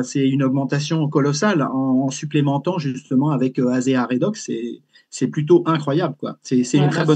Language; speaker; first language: French; native; French